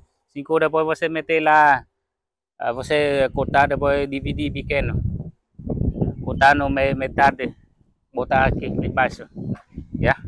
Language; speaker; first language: Portuguese; non-native, learner; Vietnamese